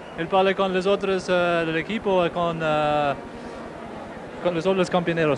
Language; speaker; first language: Spanish; non-native, learner; English